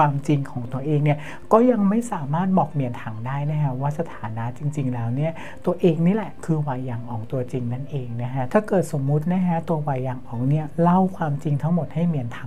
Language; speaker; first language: Thai; native; Thai